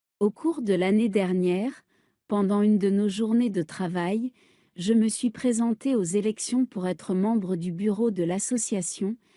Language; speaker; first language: French; non-native, local second language; Arabic